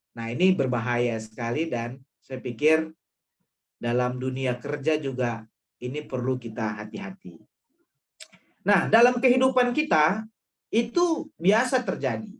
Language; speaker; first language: Indonesian; non-native, local second language; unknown